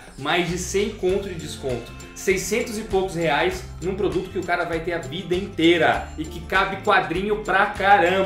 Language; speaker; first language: Portuguese; native; Portuguese